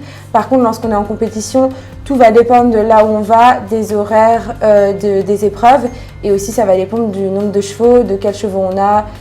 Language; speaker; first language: French; native; French